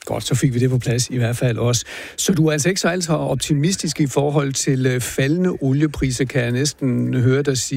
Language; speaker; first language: Danish; native; Danish